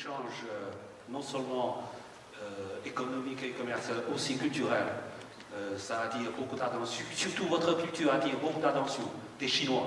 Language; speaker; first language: French; non-native, fluent; Chinese